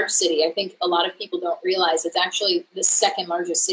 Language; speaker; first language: English; native; English